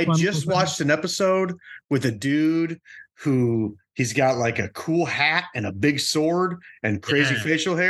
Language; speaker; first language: English; native; English